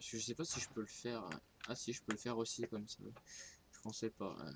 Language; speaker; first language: French; native; French